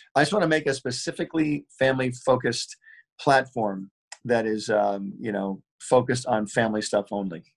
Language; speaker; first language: English; native; English